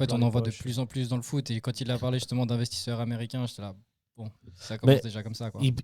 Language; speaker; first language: French; native; French